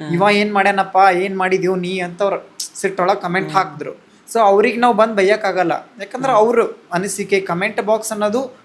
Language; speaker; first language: Kannada; native; Kannada